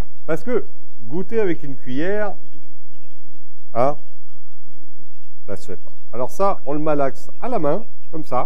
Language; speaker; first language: French; native; French